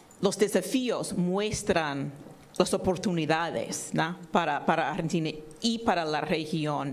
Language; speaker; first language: Spanish; non-native, fluent; English